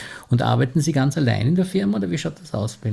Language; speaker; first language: German; native; German